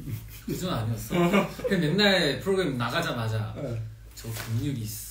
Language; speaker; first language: Korean; non-native, fluent; Chinese